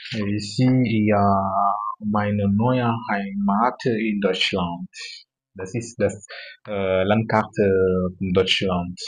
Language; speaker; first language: German; non-native, learner; Wolof